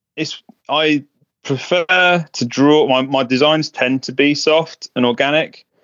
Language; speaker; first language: English; native; English